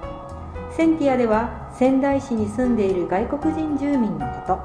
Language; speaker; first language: Japanese; native; Japanese